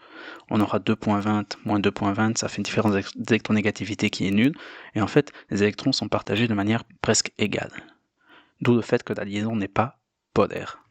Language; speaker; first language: French; native; French